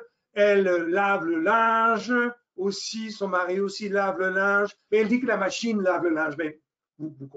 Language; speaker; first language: French; non-native, fluent; English